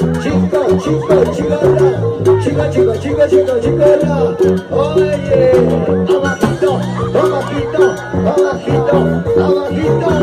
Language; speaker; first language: Spanish; native; Spanish